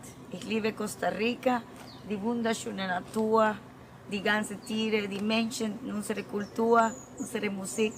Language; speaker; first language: German; non-native, fluent; Spanish